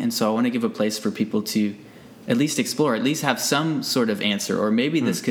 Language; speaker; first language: English; native; English